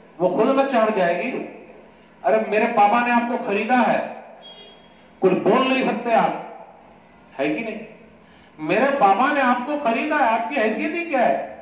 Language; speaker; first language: Urdu; non-native, local second language; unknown